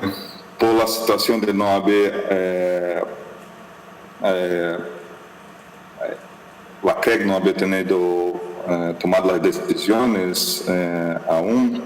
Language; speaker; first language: Spanish; non-native, fluent; Portuguese